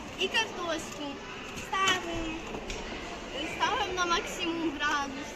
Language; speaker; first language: Ukrainian; native; Ukrainian